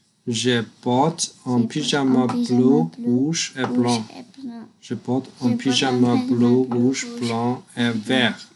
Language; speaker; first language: French; non-native, learner; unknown